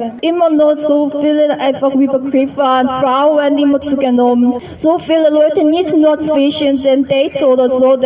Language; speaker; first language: German; non-native, learner; Korean